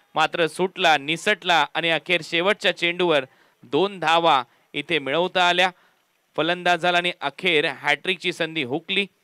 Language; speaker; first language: Marathi; native; Marathi